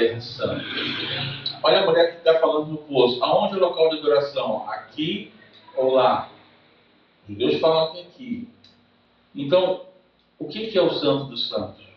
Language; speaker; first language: Portuguese; native; Portuguese